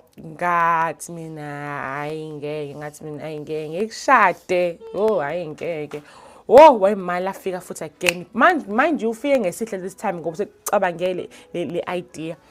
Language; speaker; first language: Zulu; native; Zulu